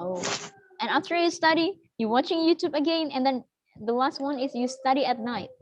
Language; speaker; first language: English; non-native, fluent; Indonesian